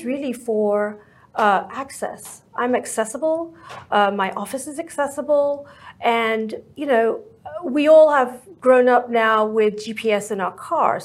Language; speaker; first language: English; native; English